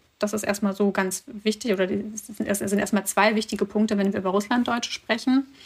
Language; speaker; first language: German; early bilingual, other home language; Russian